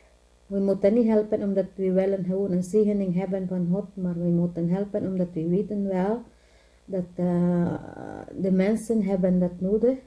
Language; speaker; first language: Dutch; non-native, learner; Filipino